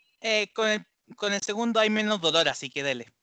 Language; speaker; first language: Spanish; non-native, learner; Japanese